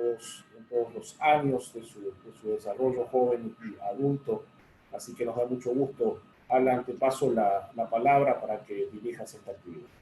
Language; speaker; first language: Spanish; native; Spanish